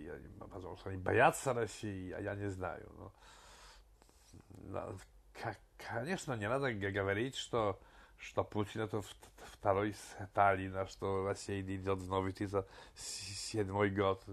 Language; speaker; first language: Russian; non-native, fluent; Polish